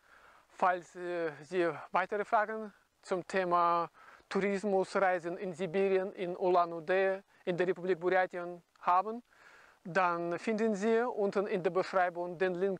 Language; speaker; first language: German; non-native, fluent; Russian